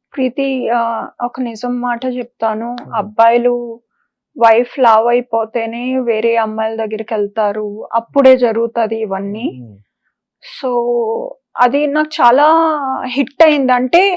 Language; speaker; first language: Telugu; native; Telugu